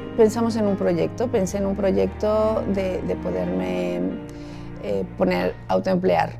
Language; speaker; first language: Spanish; native; Spanish